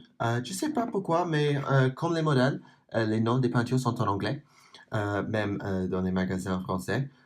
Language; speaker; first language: French; non-native, learner; English